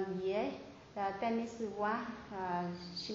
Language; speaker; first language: Japanese; non-native, learner; Vietnamese